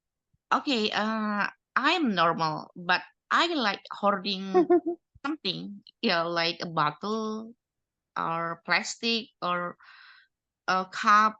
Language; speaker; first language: English; non-native, learner; Indonesian